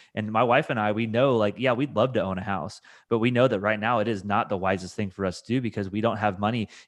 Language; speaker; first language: English; native; English